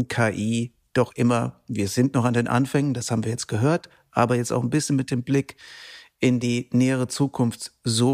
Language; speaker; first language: German; native; German